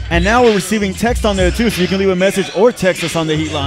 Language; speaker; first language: English; native; English